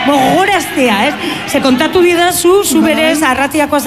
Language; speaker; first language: Basque; native; Basque